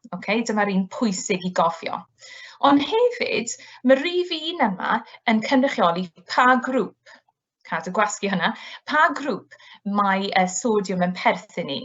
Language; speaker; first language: Welsh; native; Welsh